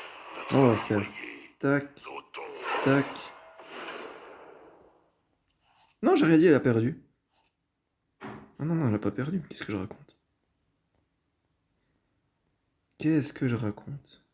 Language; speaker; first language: French; native; French